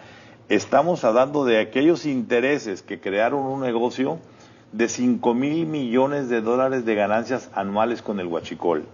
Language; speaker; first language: Spanish; native; Spanish